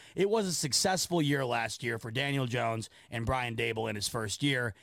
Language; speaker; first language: English; native; English